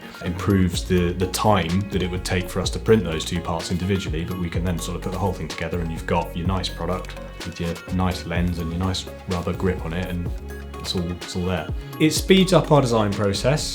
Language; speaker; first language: English; native; English